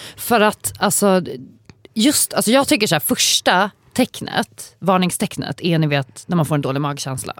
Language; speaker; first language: Swedish; native; Swedish